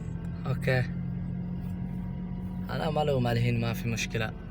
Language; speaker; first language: Arabic; non-native, learner; Saraiki